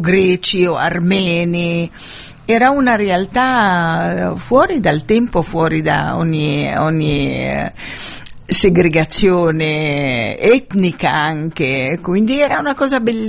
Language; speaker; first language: Italian; non-native, fluent; Arabic